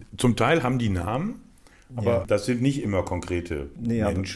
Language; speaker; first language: German; native; German